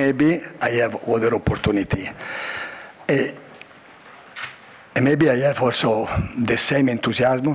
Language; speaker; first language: English; non-native, learner; Italian